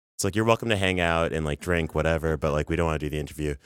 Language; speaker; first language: English; native; English